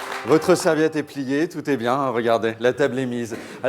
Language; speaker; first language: French; native; French